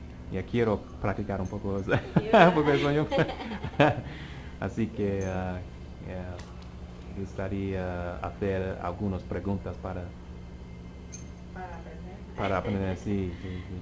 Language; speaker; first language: Spanish; non-native, learner; English